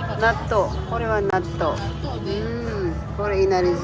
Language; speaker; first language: Japanese; non-native, learner; Filipino